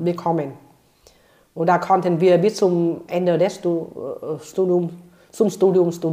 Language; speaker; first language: German; non-native, fluent; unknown